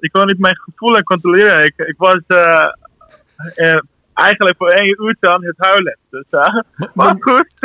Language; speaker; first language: Dutch; non-native, learner; Persian